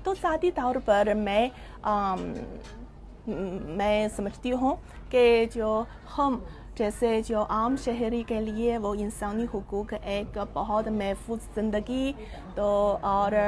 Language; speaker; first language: Hindi; non-native, fluent; Chinese